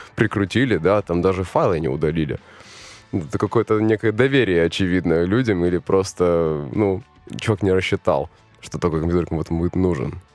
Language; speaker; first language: Russian; native; Russian